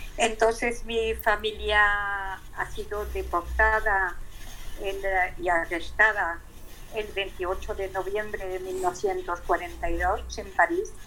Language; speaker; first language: Spanish; non-native, fluent; French